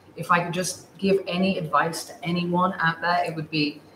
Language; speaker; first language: English; native; English